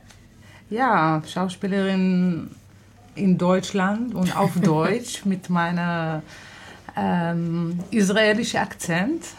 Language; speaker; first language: German; non-native, fluent; Hebrew